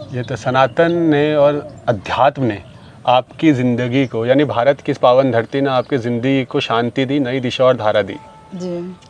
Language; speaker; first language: Hindi; native; Hindi